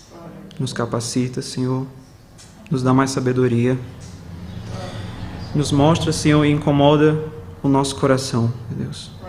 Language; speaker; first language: Portuguese; native; Portuguese